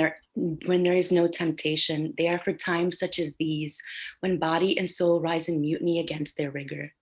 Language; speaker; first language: English; native; English